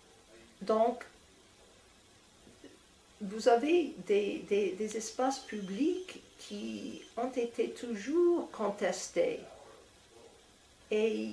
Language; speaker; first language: French; non-native, fluent; English